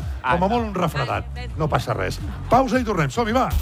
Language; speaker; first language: Catalan; native; Catalan